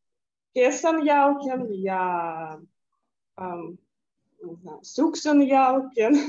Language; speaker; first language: Finnish; non-native, learner; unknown